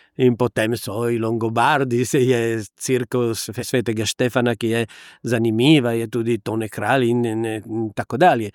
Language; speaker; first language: Slovenian; non-native, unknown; Italian